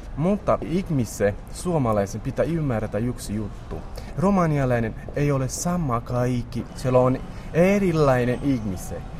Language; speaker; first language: Finnish; non-native, learner; Romany